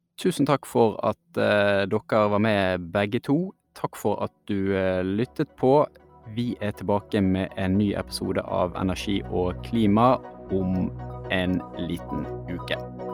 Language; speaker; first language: Norwegian; native; Norwegian